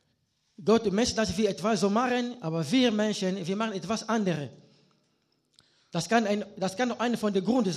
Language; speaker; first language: German; non-native, learner; Lingala